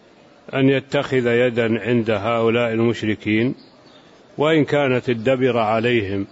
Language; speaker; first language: Arabic; native; Arabic